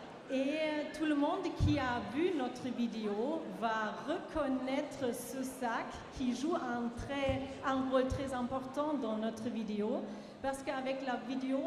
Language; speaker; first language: French; non-native, fluent; German